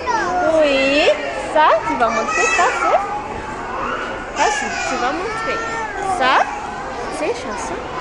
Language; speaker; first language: French; non-native, local second language; Malagasy